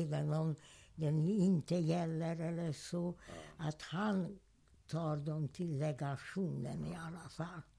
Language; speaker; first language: Swedish; non-native, fluent; Hungarian